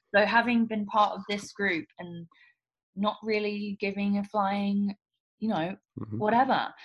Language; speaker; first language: English; native; English